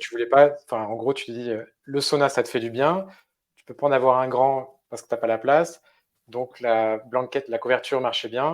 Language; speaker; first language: French; native; French